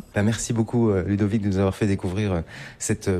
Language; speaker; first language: French; native; French